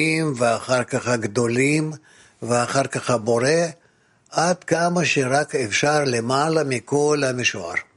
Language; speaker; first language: Hebrew; non-native, fluent; Russian